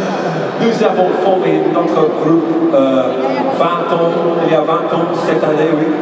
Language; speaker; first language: French; non-native, learner; English